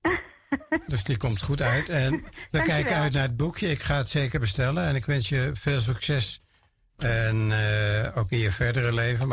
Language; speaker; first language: Dutch; native; Dutch